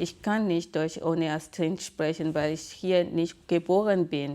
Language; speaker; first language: German; non-native, fluent; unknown